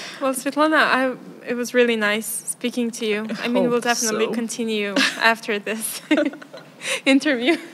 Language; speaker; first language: English; non-native, fluent; Serbian